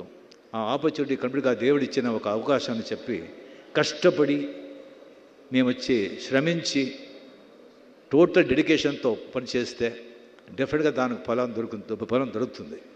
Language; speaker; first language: Telugu; non-native, fluent; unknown